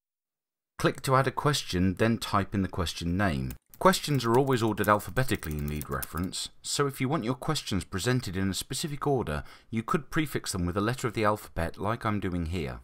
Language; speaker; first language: English; native; English